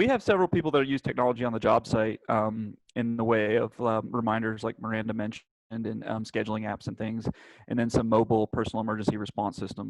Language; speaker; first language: English; native; English